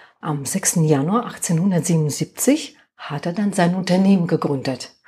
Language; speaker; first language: German; non-native, fluent; Russian